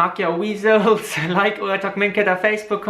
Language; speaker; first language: Hungarian; non-native, learner; English